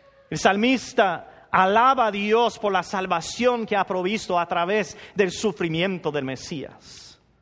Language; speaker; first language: Spanish; non-native, fluent; English